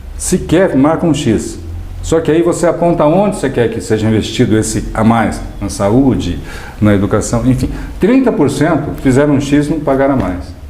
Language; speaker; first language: Portuguese; native; Portuguese